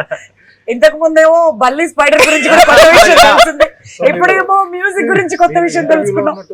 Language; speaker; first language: Telugu; native; Telugu